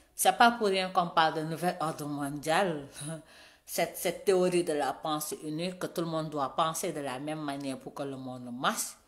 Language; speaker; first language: French; non-native, local second language; Wolof